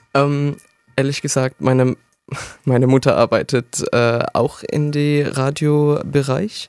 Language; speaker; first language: German; non-native, learner; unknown